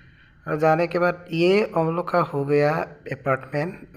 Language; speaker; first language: Hindi; non-native, local second language; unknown